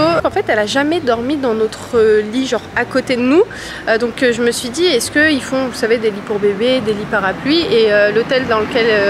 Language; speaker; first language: French; native; French